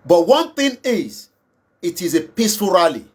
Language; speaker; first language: English; non-native, local second language; Yoruba